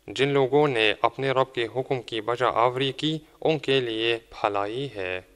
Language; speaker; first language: Urdu; non-native, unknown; Arabic